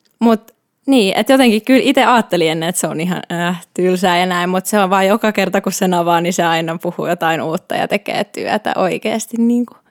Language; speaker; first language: Finnish; native; Finnish